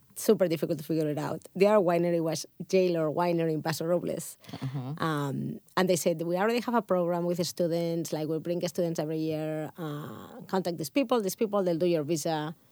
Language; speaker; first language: English; non-native, fluent; Catalan